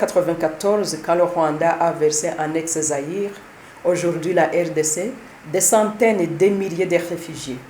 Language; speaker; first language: French; non-native, local second language; Kinyarwanda